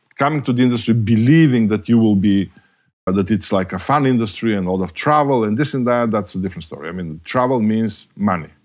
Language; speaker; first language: English; non-native, fluent; Bulgarian